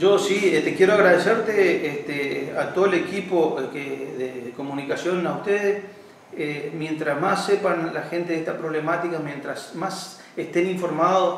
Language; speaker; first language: Spanish; native; Spanish